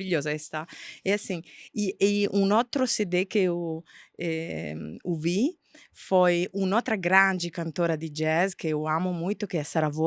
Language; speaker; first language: Portuguese; non-native, fluent; Italian